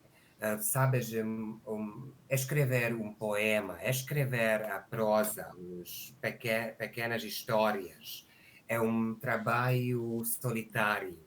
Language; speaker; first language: Portuguese; non-native, learner; Hungarian